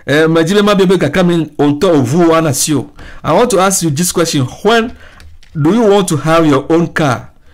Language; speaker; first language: English; non-native, fluent; Ewe